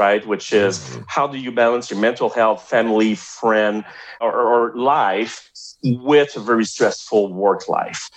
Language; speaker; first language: English; non-native, fluent; French